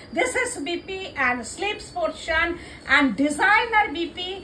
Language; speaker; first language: Hindi; non-native, local second language; Bangla